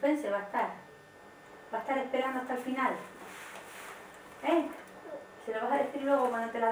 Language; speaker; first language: Spanish; native; Spanish